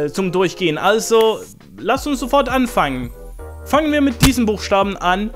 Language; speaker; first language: German; non-native, fluent; Swedish